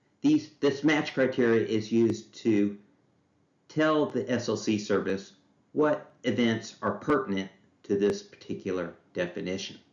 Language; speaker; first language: English; native; English